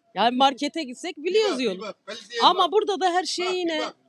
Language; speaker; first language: Turkish; native; Turkish